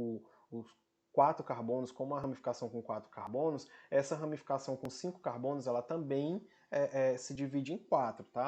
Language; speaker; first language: Portuguese; native; Portuguese